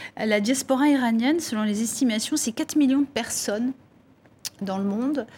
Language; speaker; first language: French; native; French